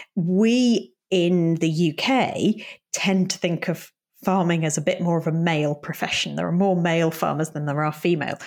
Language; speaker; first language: English; native; English